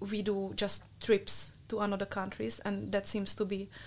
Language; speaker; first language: English; non-native, fluent; Czech